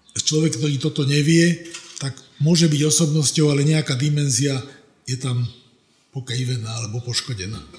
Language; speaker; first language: Slovak; native; Slovak